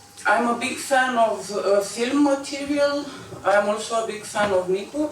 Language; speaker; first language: English; non-native, fluent; Romanian